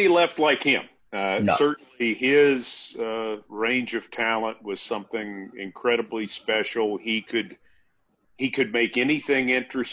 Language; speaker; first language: English; native; English